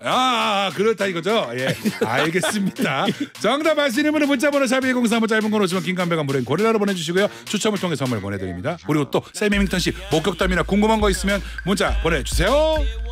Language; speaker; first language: Korean; native; Korean